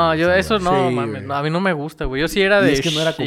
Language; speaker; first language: Spanish; native; Spanish